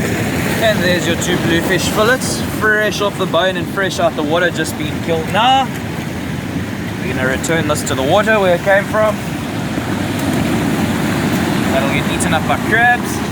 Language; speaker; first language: English; native; English